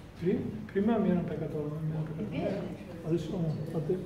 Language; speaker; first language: Italian; non-native, fluent; Spanish